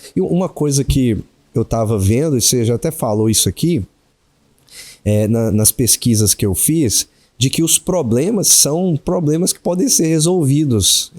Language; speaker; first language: Portuguese; native; Portuguese